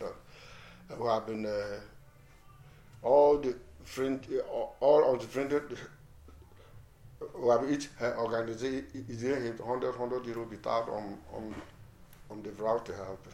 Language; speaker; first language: Dutch; non-native, fluent; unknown